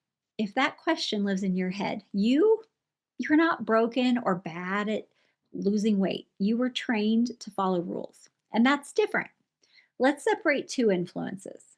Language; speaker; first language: English; native; English